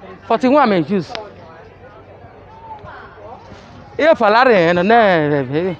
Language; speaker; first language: Italian; non-native, learner; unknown